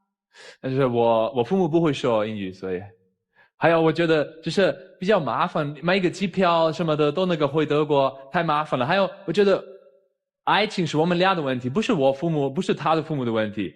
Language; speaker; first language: Chinese; non-native, fluent; German